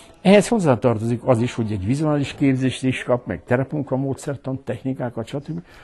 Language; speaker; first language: Hungarian; early bilingual, heritage; Hungarian